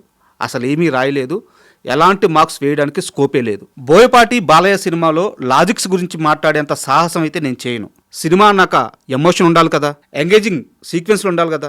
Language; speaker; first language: Telugu; native; Telugu